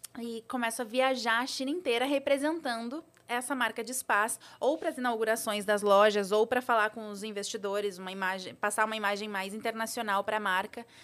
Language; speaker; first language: Portuguese; native; Portuguese